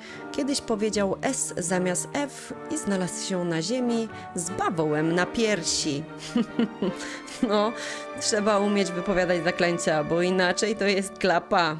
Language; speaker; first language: Polish; native; Polish